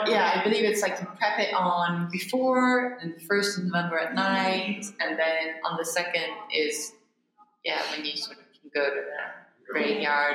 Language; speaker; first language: English; non-native, local second language; French